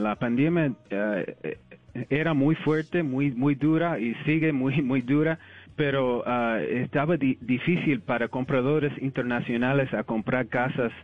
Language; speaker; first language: Spanish; early bilingual, heritage; English